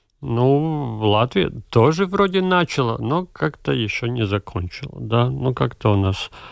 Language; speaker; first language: Russian; non-native, local second language; Latvian